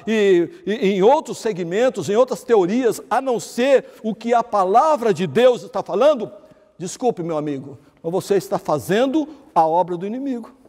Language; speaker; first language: Portuguese; native; Portuguese